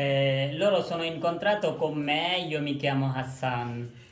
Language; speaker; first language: Italian; non-native, learner; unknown